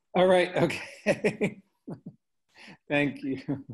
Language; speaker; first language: English; native; English